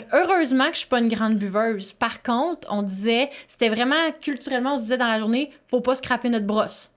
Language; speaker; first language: French; native; French